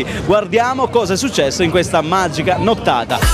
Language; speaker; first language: Italian; native; Italian